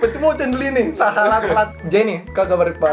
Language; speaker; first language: Russian; non-native, learner; Indonesian